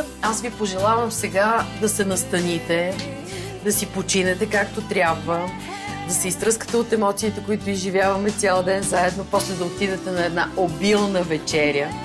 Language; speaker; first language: Bulgarian; native; Bulgarian